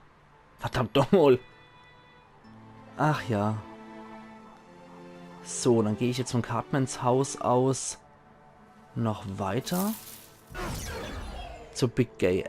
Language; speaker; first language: German; native; German